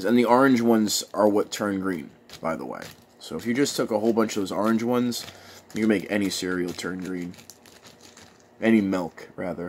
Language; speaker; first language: English; native; English